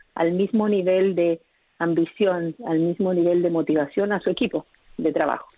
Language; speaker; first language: Spanish; native; Spanish